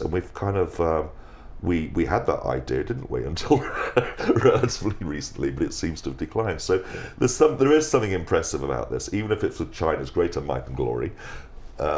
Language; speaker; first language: English; native; English